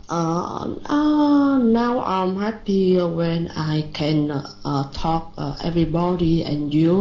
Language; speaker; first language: English; non-native, learner; Vietnamese